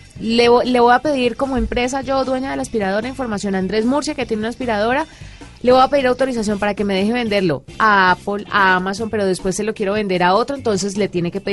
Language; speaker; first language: Spanish; native; Spanish